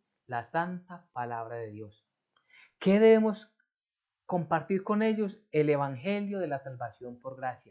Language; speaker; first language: Spanish; native; Spanish